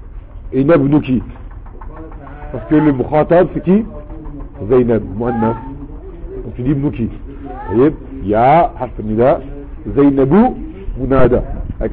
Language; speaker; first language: Arabic; non-native, fluent; French